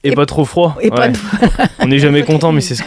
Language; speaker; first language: French; native; French